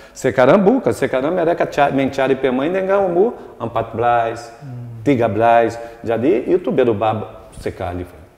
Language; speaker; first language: Indonesian; non-native, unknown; Portuguese